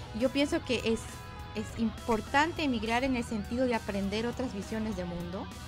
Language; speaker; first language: Spanish; native; Spanish